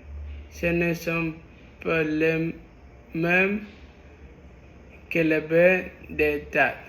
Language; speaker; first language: French; non-native, learner; Spanish